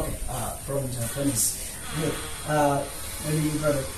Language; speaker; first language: English; non-native, learner; Indonesian